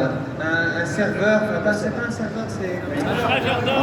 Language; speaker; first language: French; non-native, fluent; English